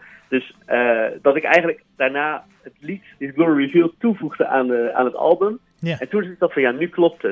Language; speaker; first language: Dutch; native; Dutch